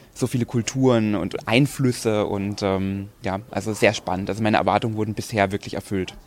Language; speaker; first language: German; native; German